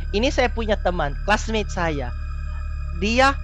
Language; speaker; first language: Indonesian; non-native, fluent; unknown